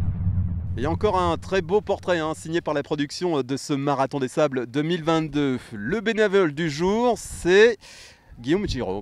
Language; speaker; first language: French; native; French